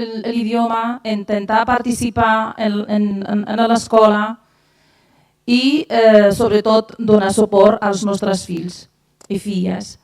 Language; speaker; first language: Catalan; non-native, fluent; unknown